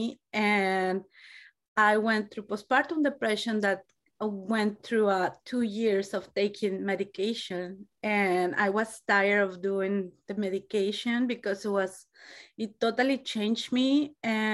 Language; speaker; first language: English; non-native, fluent; Spanish